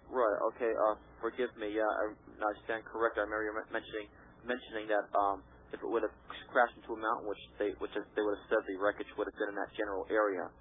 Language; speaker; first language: English; native; English